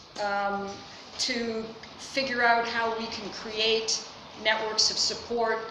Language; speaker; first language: English; native; English